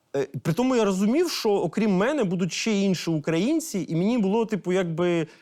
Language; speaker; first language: Ukrainian; non-native, local second language; Russian